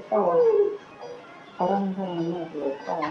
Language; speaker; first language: Korean; native; Korean